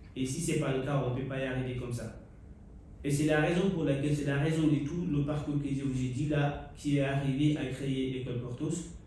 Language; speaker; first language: French; non-native, local second language; Fula